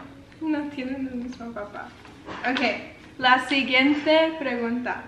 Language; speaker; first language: Spanish; early bilingual, heritage; Spanish